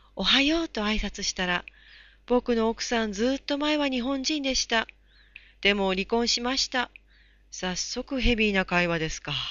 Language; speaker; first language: Japanese; native; Japanese